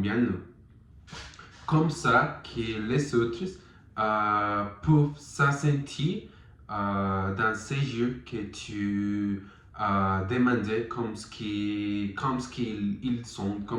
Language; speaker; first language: French; non-native, learner; Spanish